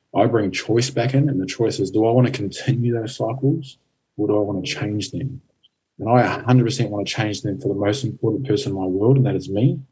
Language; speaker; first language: English; native; English